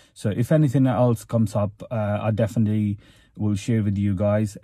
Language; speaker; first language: English; non-native, local second language; Punjabi